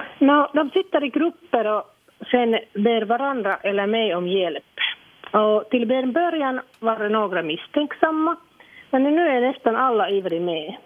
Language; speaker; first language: Swedish; non-native, local second language; Finnish